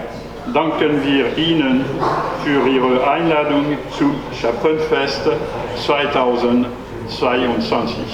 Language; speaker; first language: German; non-native, learner; French